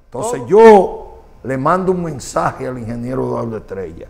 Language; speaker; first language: Spanish; native; Spanish